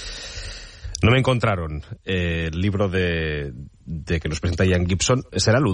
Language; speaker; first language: Spanish; non-native, local second language; Catalan